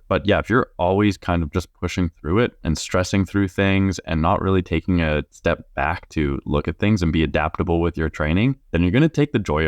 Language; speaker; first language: English; native; English